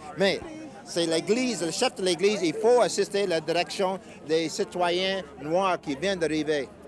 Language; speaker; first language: French; non-native, local second language; English